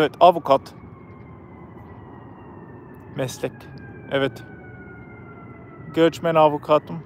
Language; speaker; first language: Turkish; non-native, learner; English